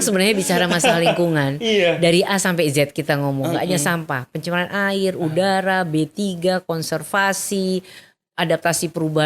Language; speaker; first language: Indonesian; native; Indonesian